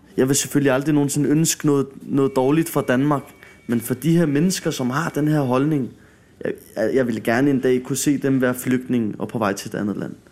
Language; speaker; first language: Danish; early bilingual, other home language; Arabic